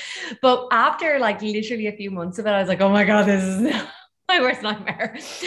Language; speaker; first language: English; native; English